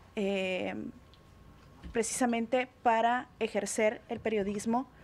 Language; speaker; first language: Spanish; native; Spanish